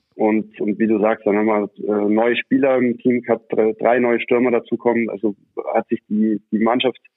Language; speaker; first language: German; native; German